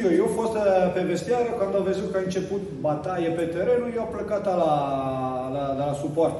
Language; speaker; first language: Romanian; non-native, learner; Italian